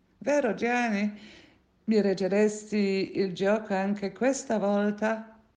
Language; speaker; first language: Italian; non-native, fluent; Polish